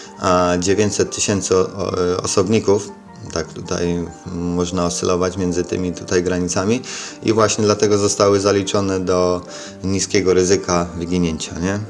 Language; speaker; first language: Polish; native; Polish